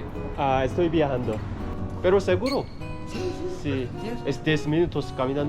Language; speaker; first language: Spanish; non-native, learner; Korean